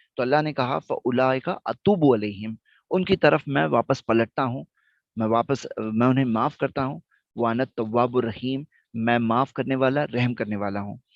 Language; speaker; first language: Urdu; non-native, local second language; Gujarati